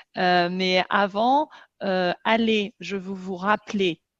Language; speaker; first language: French; native; French